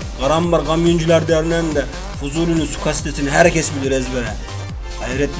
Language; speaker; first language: Turkish; native; Turkish